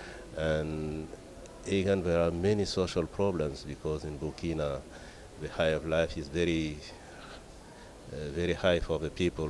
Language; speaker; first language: English; non-native, learner; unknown